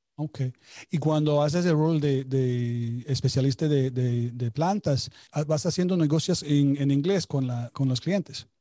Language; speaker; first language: Spanish; native; Spanish